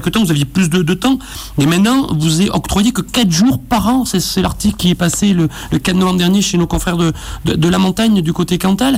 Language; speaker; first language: French; native; French